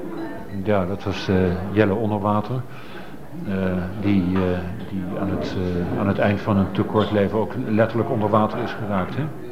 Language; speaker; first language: Dutch; native; Dutch